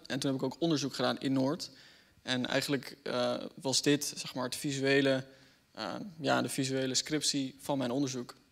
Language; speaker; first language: Dutch; native; Dutch